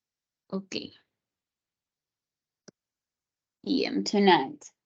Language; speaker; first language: English; non-native, fluent; Spanish